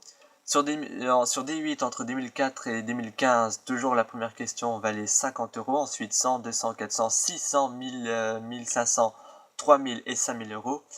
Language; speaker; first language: French; native; French